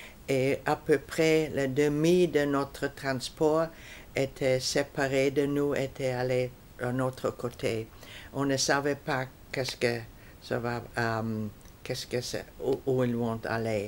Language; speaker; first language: French; non-native, fluent; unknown